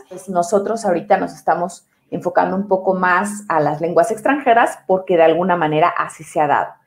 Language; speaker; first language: Spanish; native; Spanish